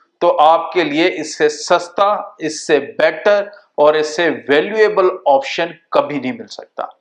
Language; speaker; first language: Hindi; non-native, local second language; Punjabi